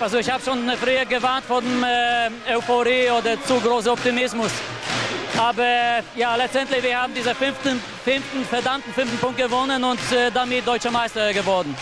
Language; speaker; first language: German; non-native, fluent; Polish